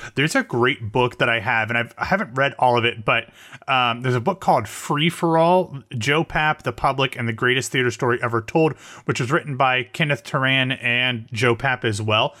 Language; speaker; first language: English; native; English